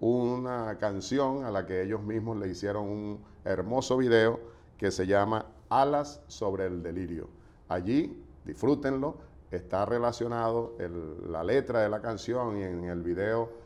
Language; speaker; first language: Spanish; native; Spanish